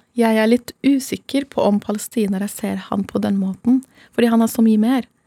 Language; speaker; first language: Norwegian; non-native, fluent; Arabic